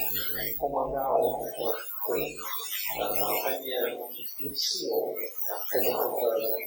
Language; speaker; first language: Polish; non-native, learner; English